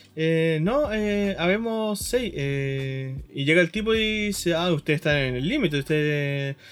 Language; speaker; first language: Spanish; native; Spanish